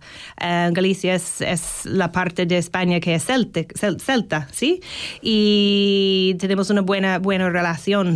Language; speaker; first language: Spanish; non-native, learner; English